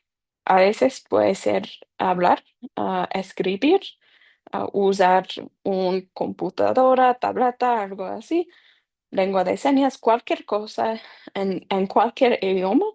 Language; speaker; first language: Spanish; non-native, fluent; English